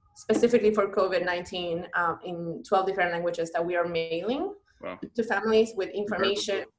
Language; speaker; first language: English; non-native, fluent; Spanish